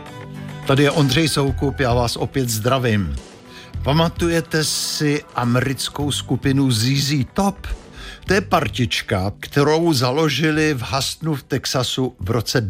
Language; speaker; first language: Czech; native; Czech